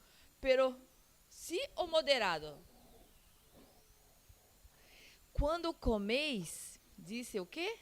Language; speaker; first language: Portuguese; non-native, learner; Spanish